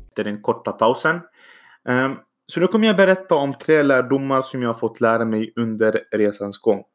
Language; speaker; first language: Swedish; early bilingual, other home language; Arabic